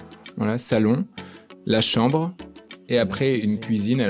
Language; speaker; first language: French; native; French